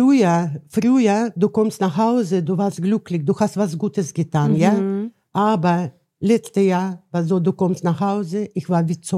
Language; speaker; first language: German; non-native, learner; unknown